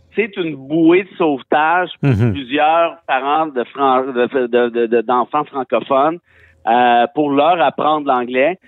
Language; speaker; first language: French; native; French